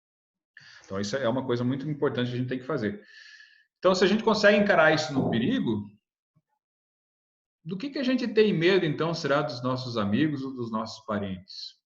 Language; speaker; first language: Portuguese; native; Portuguese